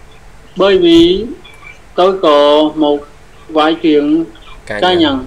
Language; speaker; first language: Vietnamese; non-native, learner; Khmer